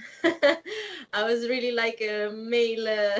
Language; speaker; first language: English; non-native, fluent; Italian